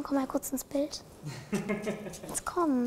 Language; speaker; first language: German; native; German